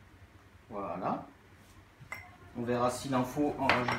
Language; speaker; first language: French; native; French